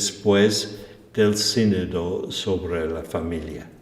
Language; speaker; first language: Spanish; non-native, fluent; English